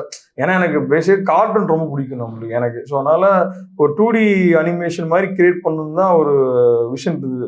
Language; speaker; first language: Tamil; native; Tamil